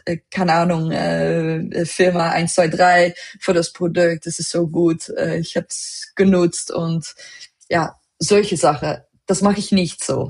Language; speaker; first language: German; non-native, fluent; Dutch